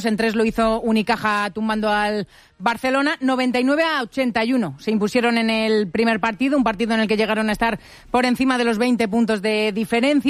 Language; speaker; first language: Spanish; native; Spanish